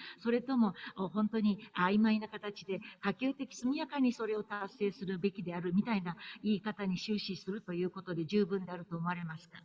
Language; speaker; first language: Japanese; native; Japanese